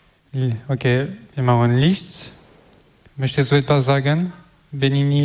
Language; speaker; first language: German; non-native, learner; French